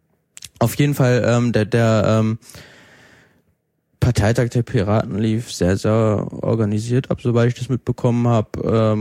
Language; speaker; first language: German; native; German